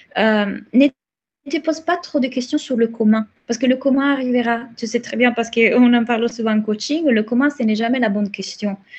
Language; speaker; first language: French; non-native, fluent; Italian